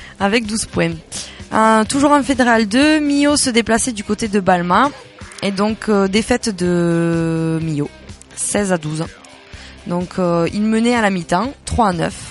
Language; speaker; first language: French; native; French